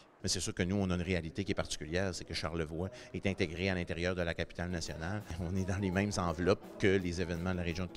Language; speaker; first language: French; native; French